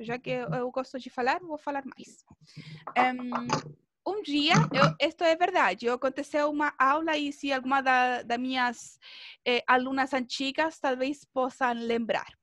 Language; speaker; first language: Portuguese; non-native, fluent; Spanish